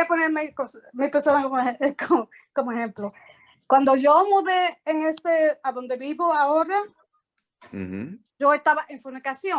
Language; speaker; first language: Spanish; early bilingual, heritage; Spanish